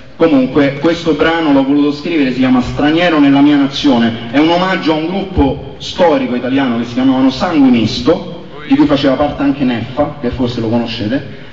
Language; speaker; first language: Italian; native; Italian